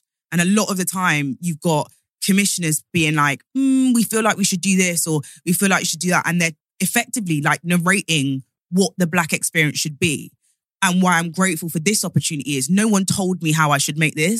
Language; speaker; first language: English; native; English